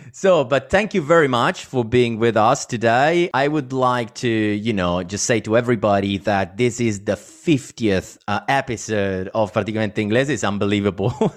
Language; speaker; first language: English; non-native, fluent; Italian